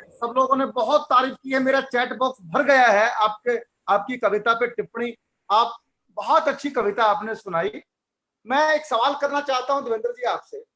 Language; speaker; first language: Hindi; native; Hindi